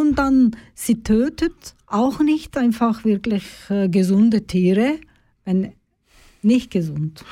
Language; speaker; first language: German; non-native, learner; Turkish